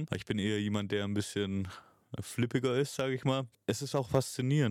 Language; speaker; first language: German; native; German